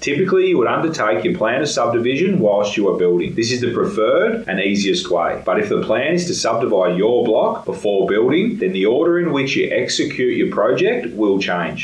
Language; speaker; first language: English; native; English